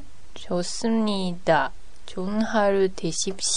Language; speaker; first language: Korean; non-native, learner; Japanese